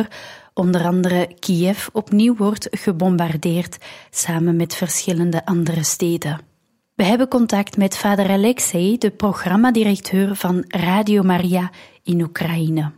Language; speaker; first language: Dutch; native; Dutch